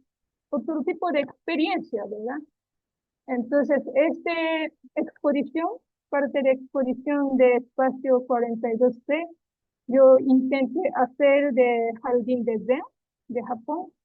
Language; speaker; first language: Spanish; non-native, learner; Japanese